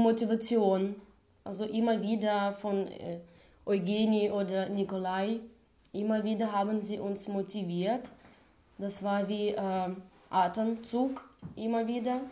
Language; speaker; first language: German; non-native, fluent; Russian